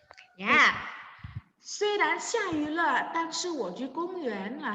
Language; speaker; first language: Chinese; non-native, fluent; Indonesian